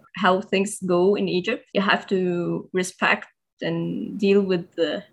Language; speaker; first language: English; non-native, fluent; Arabic